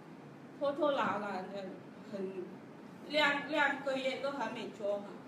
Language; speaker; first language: Chinese; non-native, learner; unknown